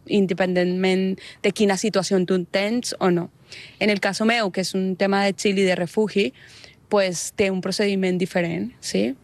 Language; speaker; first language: Catalan; non-native, learner; Spanish